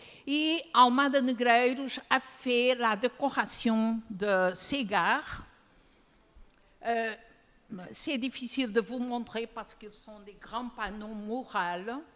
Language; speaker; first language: French; non-native, fluent; Portuguese